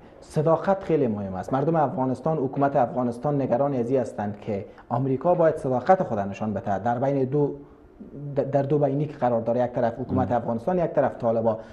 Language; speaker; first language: Persian; native; Persian